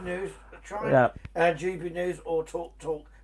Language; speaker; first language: English; native; English